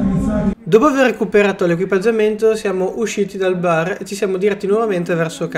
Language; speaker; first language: Italian; native; Italian